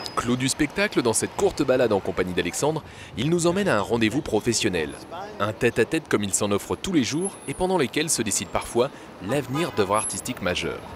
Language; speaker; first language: French; native; French